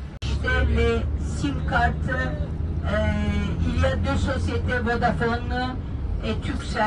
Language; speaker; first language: French; non-native, fluent; Turkish